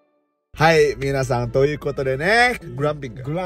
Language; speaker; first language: Japanese; non-native, fluent; Indonesian